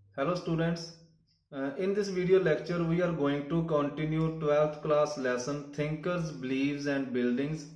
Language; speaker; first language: English; non-native, local second language; Punjabi